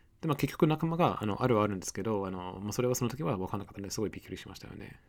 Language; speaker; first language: Japanese; non-native, fluent; English